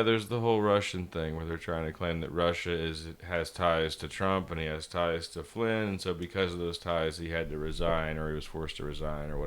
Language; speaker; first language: English; native; English